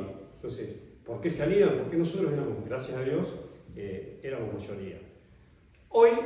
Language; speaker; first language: Spanish; native; Spanish